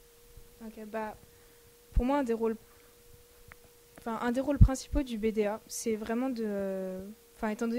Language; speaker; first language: French; native; French